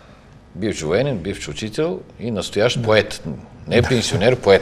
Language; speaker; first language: Bulgarian; native; Bulgarian